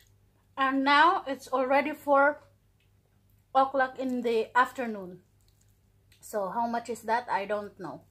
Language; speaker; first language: English; non-native, local second language; Filipino